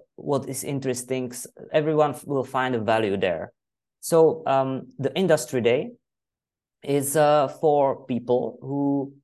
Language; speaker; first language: English; non-native, fluent; Czech